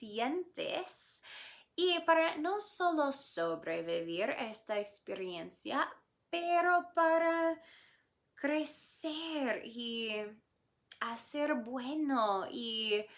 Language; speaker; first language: Spanish; non-native, fluent; English